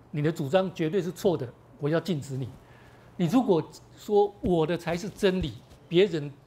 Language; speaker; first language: Chinese; native; Chinese